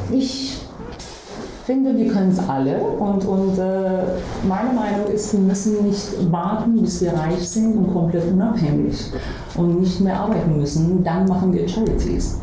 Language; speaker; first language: German; non-native, fluent; Persian